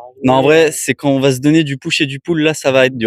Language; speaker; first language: French; native; French